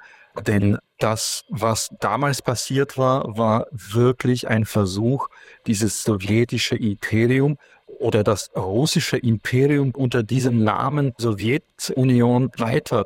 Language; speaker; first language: German; non-native, fluent; Ukrainian